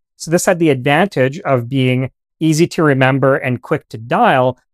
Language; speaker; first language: English; native; English